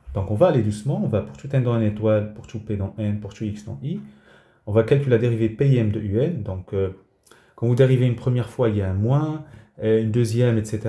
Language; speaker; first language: French; native; French